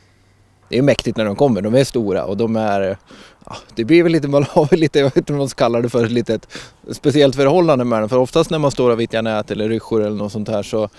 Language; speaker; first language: Swedish; native; Swedish